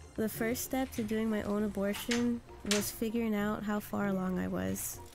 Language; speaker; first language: English; native; English